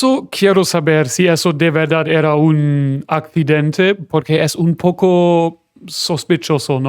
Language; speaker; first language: Spanish; non-native, fluent; German